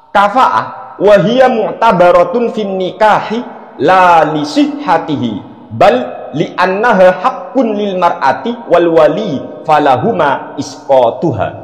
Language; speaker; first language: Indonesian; non-native, local second language; Madurese